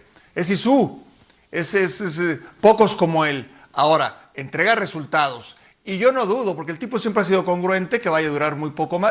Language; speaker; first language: Spanish; native; Spanish